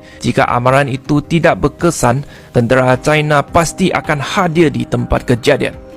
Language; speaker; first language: Malay; non-native, local second language; Chinese